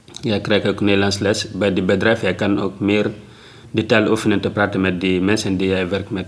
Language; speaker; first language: Dutch; non-native, learner; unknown